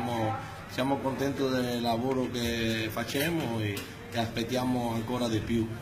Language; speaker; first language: Italian; non-native, fluent; Spanish